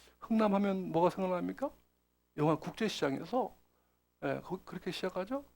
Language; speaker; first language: Korean; native; Korean